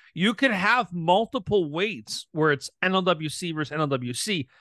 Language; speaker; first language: English; native; English